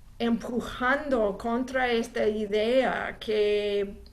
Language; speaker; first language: Spanish; non-native, fluent; English